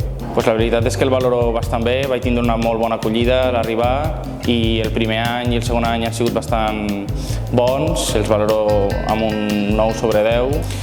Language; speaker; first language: Catalan; native; Catalan